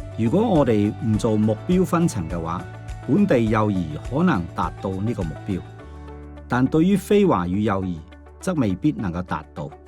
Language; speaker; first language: Cantonese; native; Cantonese